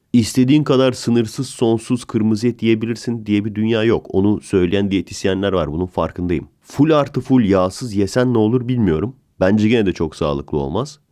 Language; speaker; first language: Turkish; native; Turkish